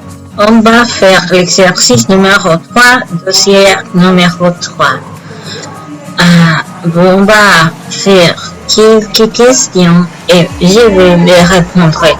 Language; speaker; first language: French; non-native, learner; Spanish